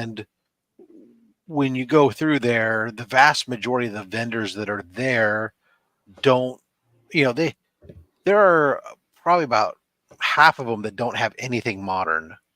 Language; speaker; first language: English; native; English